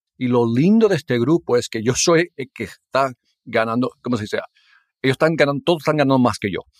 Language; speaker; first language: Spanish; early bilingual, heritage; Spanish